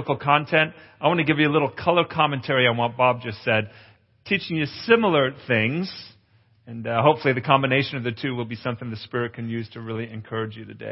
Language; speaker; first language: English; native; English